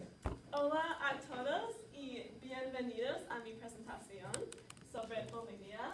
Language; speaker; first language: Spanish; non-native, learner; English